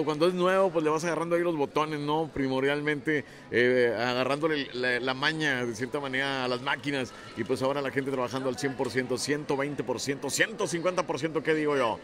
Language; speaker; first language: Spanish; native; Spanish